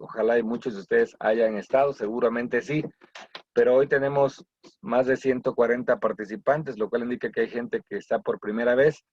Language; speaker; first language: Spanish; native; Spanish